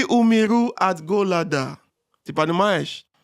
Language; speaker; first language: Russian; non-native, learner; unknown